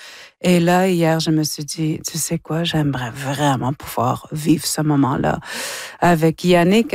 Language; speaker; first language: French; non-native, local second language; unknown